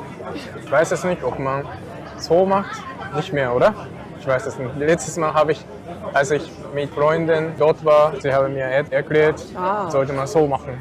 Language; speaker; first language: German; non-native, learner; Japanese